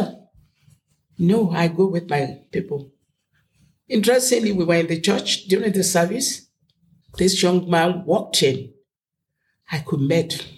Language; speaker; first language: English; non-native, local second language; Yoruba